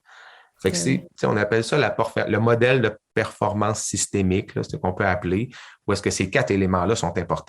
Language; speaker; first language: French; native; French